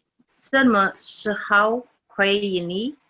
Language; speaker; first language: Chinese; non-native, learner; Indonesian